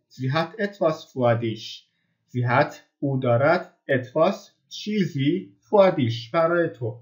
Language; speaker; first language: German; non-native, fluent; Persian